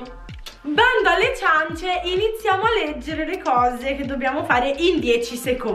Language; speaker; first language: Italian; native; Italian